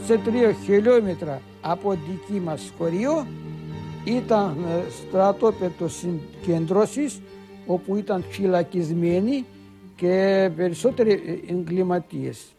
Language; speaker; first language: Greek; early bilingual, heritage; Greek